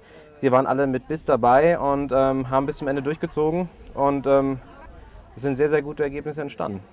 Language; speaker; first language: German; native; German